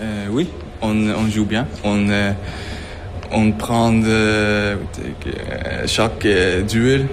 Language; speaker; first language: French; non-native, learner; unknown